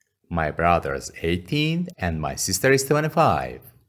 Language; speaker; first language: English; non-native, fluent; Persian